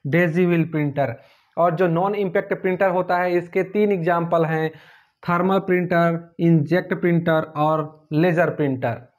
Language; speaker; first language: Hindi; native; Hindi